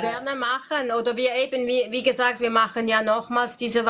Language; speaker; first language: German; native; German